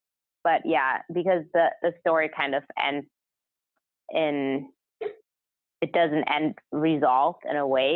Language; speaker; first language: English; non-native, fluent; German